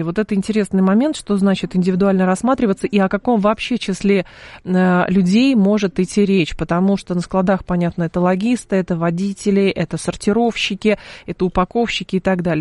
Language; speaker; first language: Russian; native; Russian